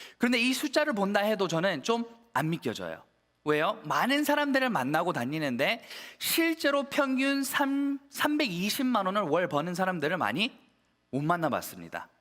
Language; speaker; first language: Korean; early bilingual, heritage; Korean